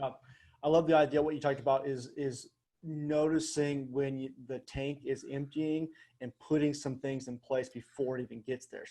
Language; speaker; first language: English; native; English